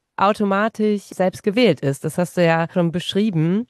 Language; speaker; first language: German; native; German